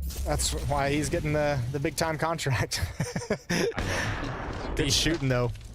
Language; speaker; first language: English; native; English